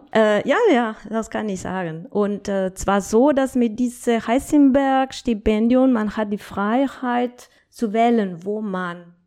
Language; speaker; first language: German; non-native, fluent; Spanish